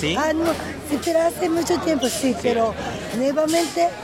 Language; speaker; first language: Spanish; non-native, learner; Japanese